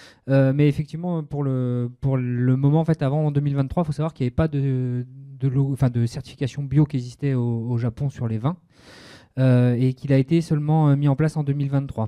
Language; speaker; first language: French; native; French